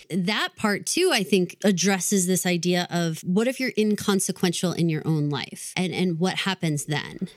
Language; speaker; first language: English; native; English